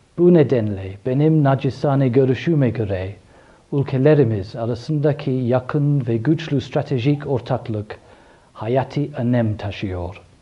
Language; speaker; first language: Turkish; non-native, fluent; English